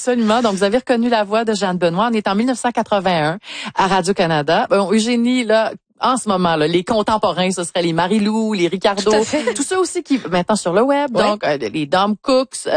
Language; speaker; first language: French; native; French